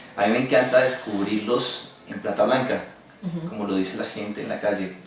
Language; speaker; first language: Spanish; native; Spanish